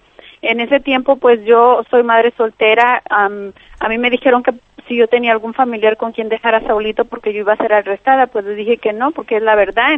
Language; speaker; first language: Spanish; native; Spanish